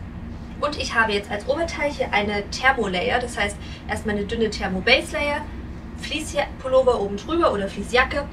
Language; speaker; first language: German; native; German